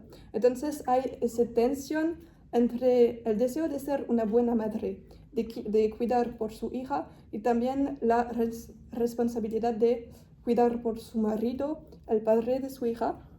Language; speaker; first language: Spanish; non-native, fluent; French